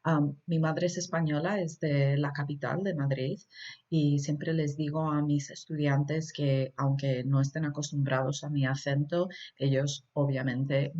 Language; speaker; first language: Spanish; early bilingual, heritage; Spanish